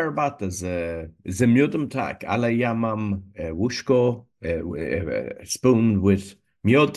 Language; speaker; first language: Polish; non-native, learner; English